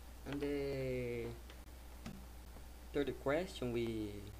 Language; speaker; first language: English; non-native, learner; Portuguese